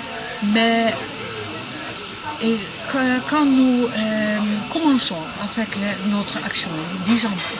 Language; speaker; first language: French; non-native, learner; Dutch